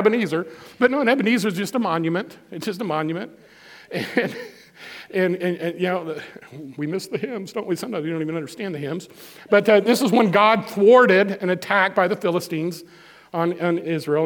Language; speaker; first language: English; native; English